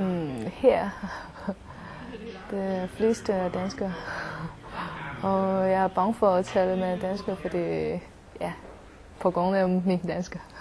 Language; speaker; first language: Danish; non-native, learner; Chinese